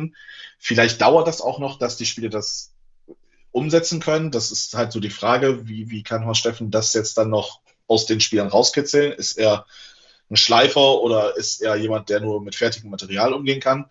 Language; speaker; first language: German; native; German